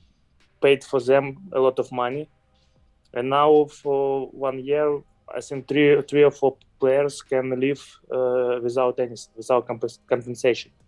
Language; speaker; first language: English; non-native, fluent; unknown